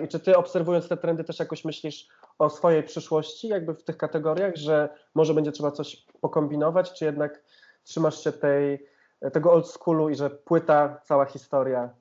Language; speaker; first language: Polish; native; Polish